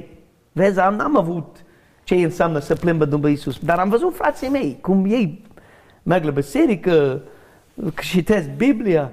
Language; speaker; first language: Romanian; non-native, learner; English